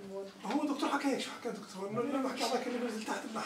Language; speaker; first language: Arabic; native; Arabic